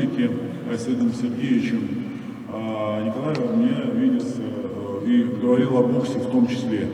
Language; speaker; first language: Russian; native; Russian